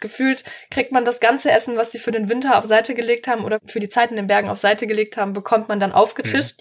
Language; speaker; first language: German; native; German